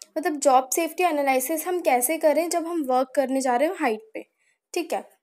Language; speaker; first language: Hindi; native; Hindi